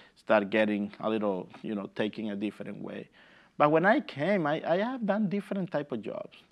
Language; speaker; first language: English; non-native, fluent; Spanish